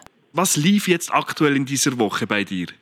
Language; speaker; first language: German; native; German